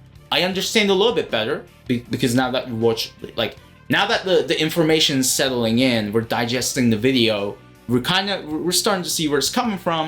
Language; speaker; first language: English; native; English